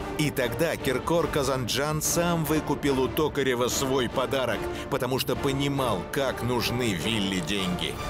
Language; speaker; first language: Russian; native; Russian